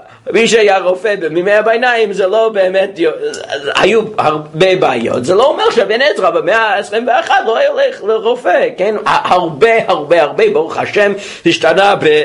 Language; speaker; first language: Hebrew; non-native, fluent; English